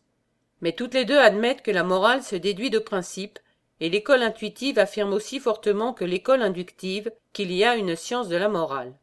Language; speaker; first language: French; native; French